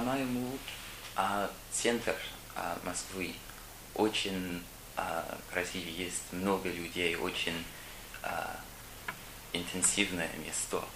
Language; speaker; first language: Russian; non-native, learner; English